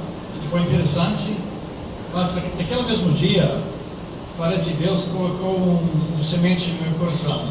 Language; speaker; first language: Portuguese; non-native, fluent; English